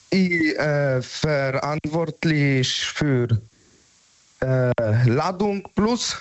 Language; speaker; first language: German; non-native, learner; Polish